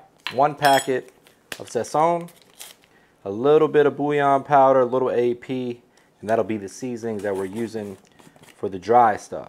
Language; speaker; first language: English; native; English